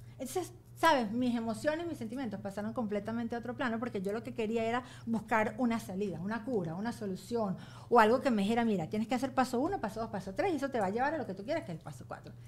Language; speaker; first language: Spanish; native; Spanish